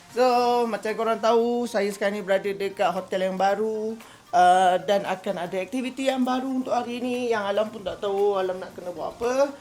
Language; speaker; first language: Malay; native; Malay